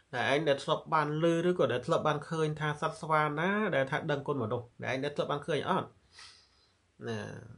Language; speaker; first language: Khmer; native; Khmer